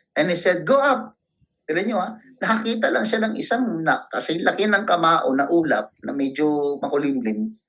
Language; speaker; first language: Filipino; non-native, local second language; Cebuano